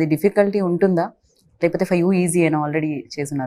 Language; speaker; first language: Telugu; native; Telugu